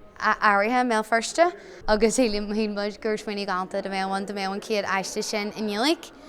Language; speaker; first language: Irish; non-native, local second language; English